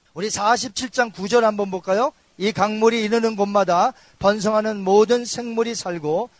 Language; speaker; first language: Korean; native; Korean